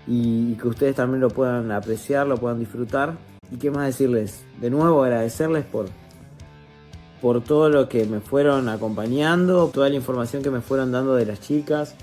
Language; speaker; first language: Spanish; native; Spanish